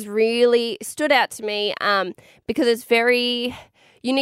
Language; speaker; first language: English; native; English